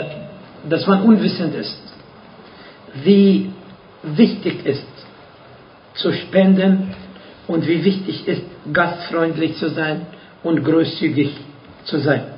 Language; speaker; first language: German; non-native, fluent; Arabic